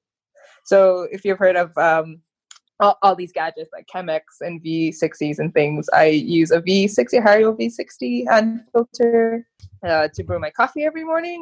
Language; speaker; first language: English; non-native, local second language; Filipino